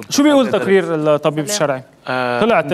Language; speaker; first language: Arabic; native; Arabic